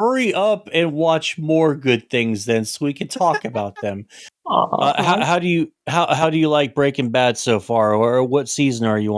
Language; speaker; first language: English; native; English